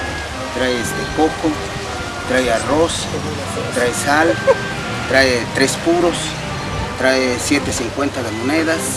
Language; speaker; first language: Spanish; native; Spanish